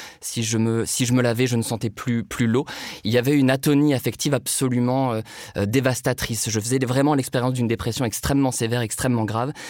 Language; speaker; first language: French; native; French